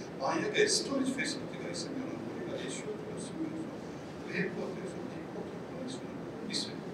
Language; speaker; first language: Korean; non-native, fluent; Turkish